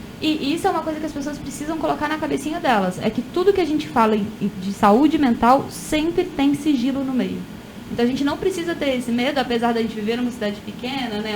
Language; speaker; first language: Portuguese; native; Portuguese